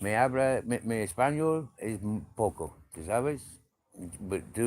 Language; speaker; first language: Spanish; non-native, learner; English